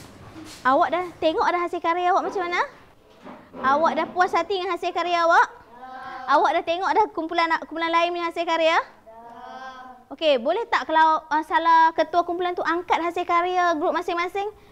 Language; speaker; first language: Malay; native; Malay